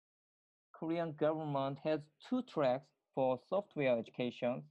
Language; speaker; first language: English; non-native, learner; Korean